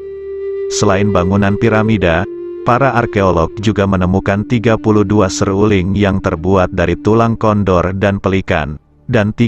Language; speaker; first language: Indonesian; native; Indonesian